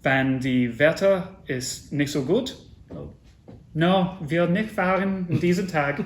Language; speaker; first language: German; non-native, learner; English